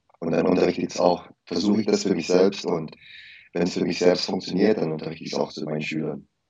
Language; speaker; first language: German; early bilingual, heritage; German